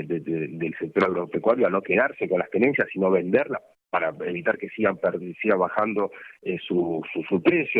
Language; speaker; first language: Spanish; native; Spanish